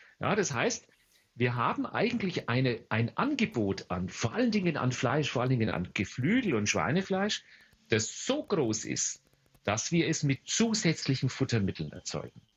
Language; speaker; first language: German; native; German